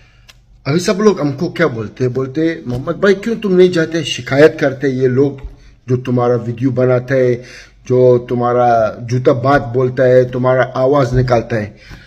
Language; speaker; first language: Hindi; non-native, learner; Arabic